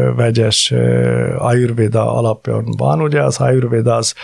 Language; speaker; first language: Hungarian; non-native, fluent; Punjabi